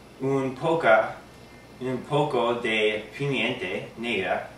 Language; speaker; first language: Spanish; non-native, learner; English